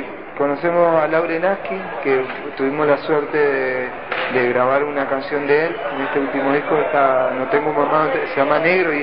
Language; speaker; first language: Spanish; native; Spanish